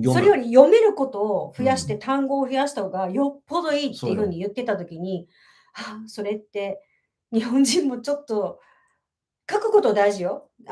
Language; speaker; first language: Japanese; native; Japanese